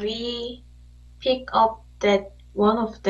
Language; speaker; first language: English; non-native, learner; Korean